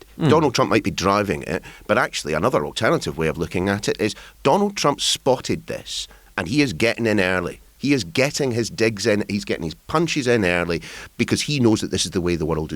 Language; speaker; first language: English; native; English